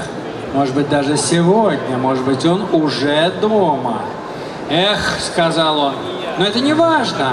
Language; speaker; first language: Russian; native; Russian